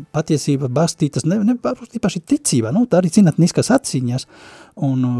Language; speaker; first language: Latvian; non-native, fluent; Spanish